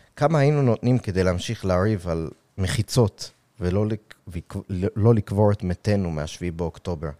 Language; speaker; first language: Hebrew; early bilingual, other home language; English